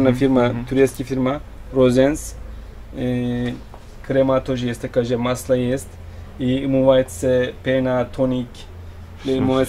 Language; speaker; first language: Russian; non-native, learner; Turkish